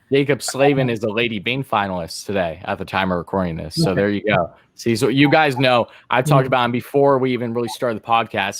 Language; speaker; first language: English; native; English